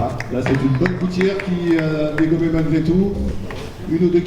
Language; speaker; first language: French; native; French